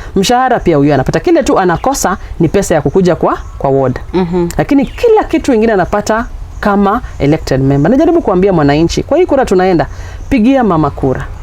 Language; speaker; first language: Swahili; non-native, local second language; Luyia